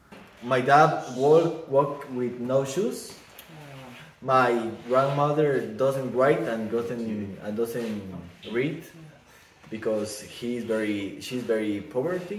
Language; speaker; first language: English; non-native, learner; Spanish